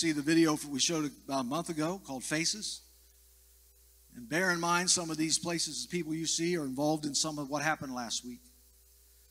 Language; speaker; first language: English; native; English